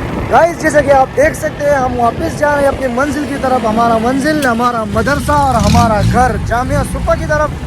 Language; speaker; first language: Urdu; non-native, local second language; Pashto